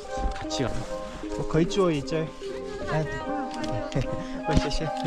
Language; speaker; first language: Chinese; non-native, learner; Korean